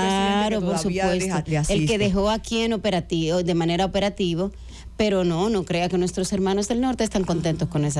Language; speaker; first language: Spanish; native; Spanish